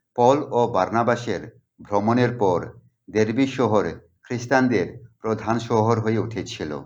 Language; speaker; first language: Bangla; non-native, local second language; Garo